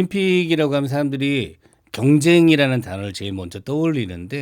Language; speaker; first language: Korean; native; Korean